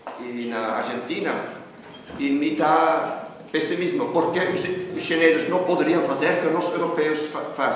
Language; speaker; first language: Portuguese; non-native, fluent; Dutch